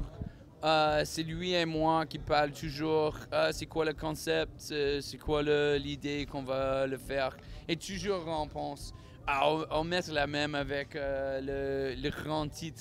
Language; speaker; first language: French; non-native, learner; English